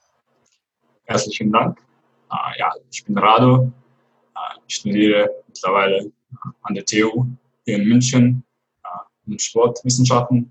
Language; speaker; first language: German; non-native, fluent; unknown